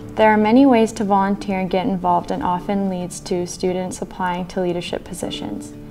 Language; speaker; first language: English; native; English